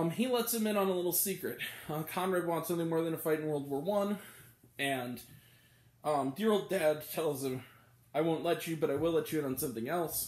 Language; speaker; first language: English; native; English